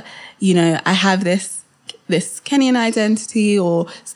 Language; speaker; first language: English; native; English